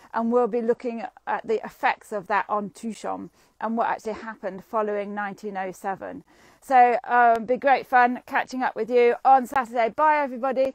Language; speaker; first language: English; native; English